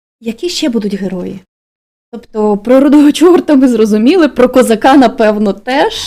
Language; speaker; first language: Ukrainian; native; Ukrainian